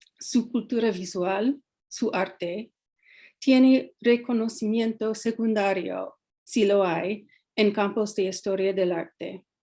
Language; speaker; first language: Spanish; non-native, fluent; English